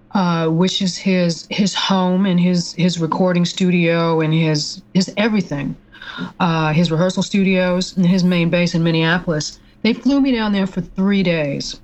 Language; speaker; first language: English; native; English